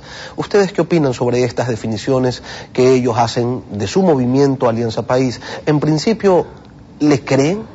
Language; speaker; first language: Spanish; native; Spanish